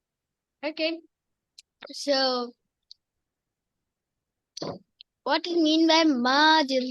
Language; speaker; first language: English; non-native, local second language; Urdu